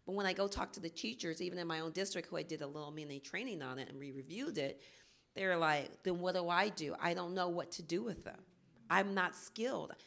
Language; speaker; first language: English; native; English